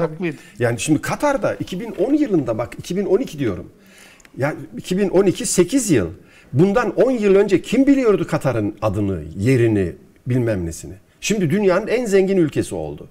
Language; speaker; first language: Turkish; native; Turkish